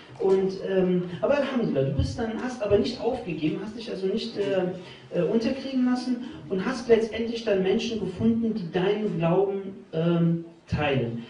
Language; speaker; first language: German; native; German